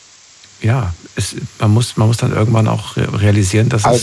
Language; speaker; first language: German; native; German